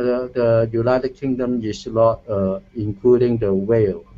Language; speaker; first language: English; non-native, learner; Cantonese